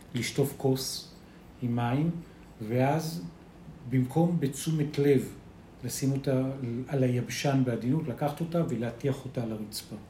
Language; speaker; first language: Hebrew; early bilingual, other home language; Spanish